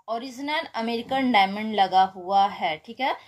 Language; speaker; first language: Hindi; native; Hindi